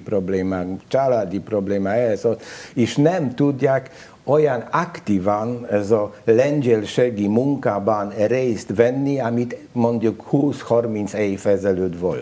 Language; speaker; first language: Hungarian; non-native, learner; Polish